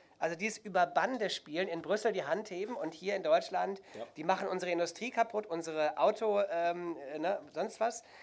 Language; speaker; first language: German; native; German